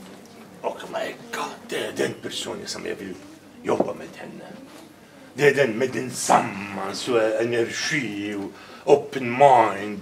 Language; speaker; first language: Swedish; non-native, fluent; Arabic